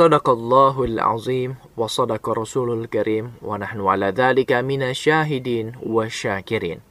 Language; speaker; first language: Arabic; non-native, fluent; Indonesian